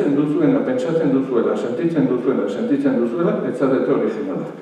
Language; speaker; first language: Basque; native; Basque